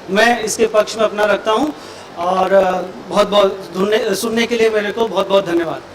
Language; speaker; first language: Hindi; native; Hindi